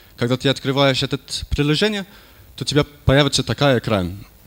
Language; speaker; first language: Russian; non-native, learner; English